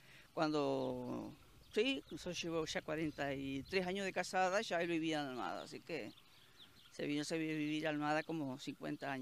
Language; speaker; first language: Spanish; native; Spanish